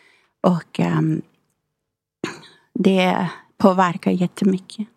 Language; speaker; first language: Swedish; non-native, fluent; Persian